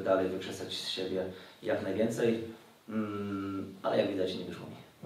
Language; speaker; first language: Polish; native; Polish